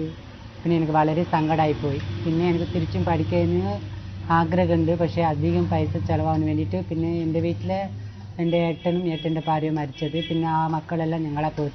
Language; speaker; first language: Malayalam; non-native, learner; Tamil